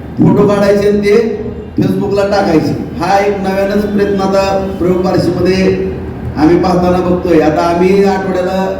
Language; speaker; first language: Marathi; native; Marathi